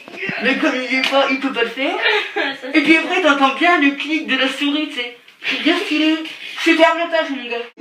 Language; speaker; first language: French; native; French